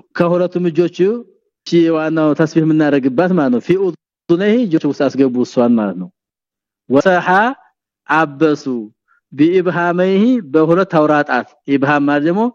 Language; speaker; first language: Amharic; native; Amharic